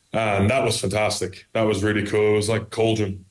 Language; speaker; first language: English; native; English